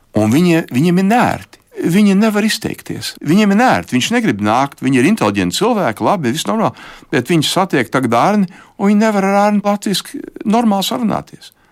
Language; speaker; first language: Latvian; early bilingual, heritage; Latvian